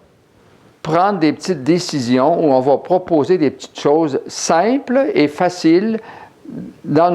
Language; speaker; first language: French; native; French